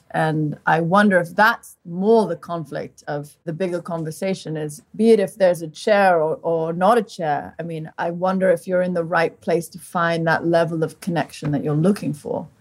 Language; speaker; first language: English; early bilingual, other home language; Portuguese